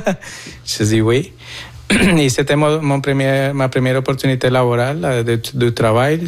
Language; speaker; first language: French; non-native, fluent; Spanish